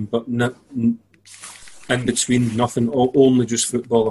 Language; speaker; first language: English; native; English